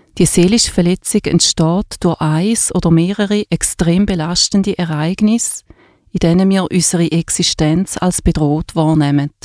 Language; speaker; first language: German; native; German